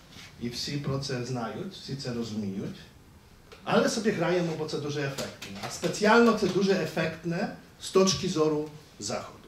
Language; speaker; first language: Ukrainian; native; Ukrainian